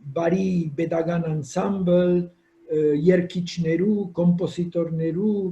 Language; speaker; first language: Armenian; early bilingual, heritage; Armenian